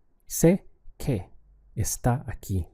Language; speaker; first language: Spanish; non-native, fluent; English